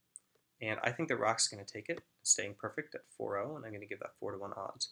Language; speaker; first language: English; native; English